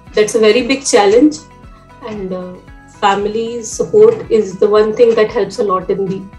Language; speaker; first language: Hindi; native; Hindi